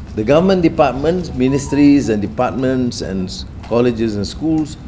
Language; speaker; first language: English; non-native, local second language; Malay